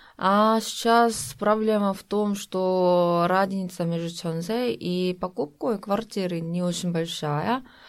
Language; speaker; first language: Russian; non-native, fluent; Korean